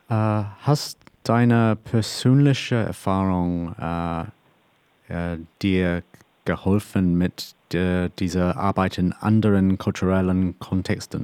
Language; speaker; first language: German; non-native, learner; English